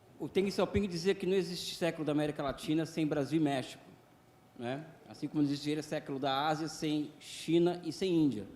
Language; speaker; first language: Portuguese; native; Portuguese